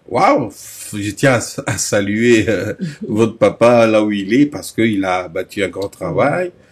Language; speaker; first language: French; non-native, local second language; Lingala